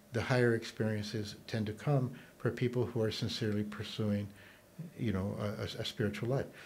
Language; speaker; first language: English; native; English